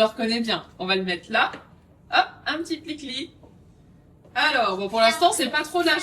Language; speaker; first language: French; native; French